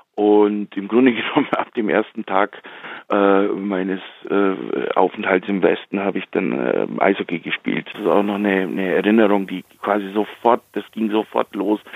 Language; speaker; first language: German; early bilingual, heritage; Slovak